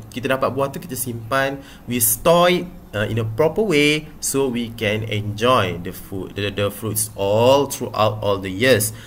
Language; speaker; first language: English; non-native, local second language; Malay